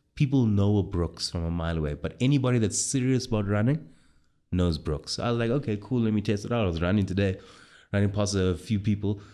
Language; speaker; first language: English; native; English